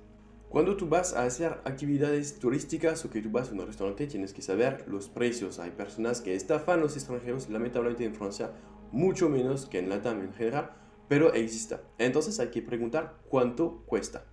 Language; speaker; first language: Spanish; non-native, fluent; French